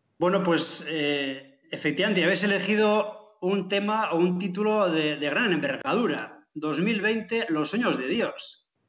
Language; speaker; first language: Spanish; native; Spanish